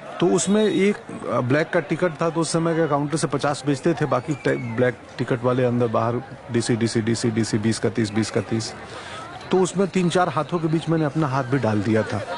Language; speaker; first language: Hindi; non-native, local second language; Bhojpuri